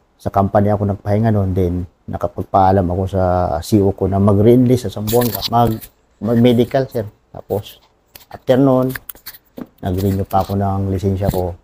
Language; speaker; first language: Filipino; non-native, local second language; Bikol